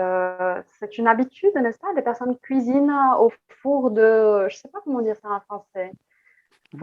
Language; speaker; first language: French; non-native, fluent; Portuguese